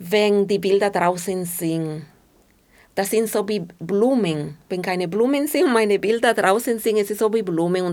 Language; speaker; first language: German; non-native, fluent; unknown